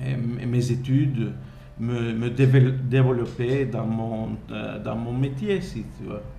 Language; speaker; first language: French; non-native, fluent; Turkish